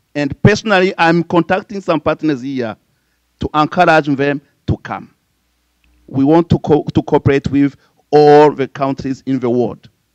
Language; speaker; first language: English; non-native, fluent; Rundi